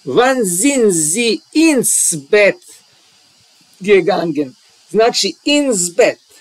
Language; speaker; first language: German; non-native, learner; Serbian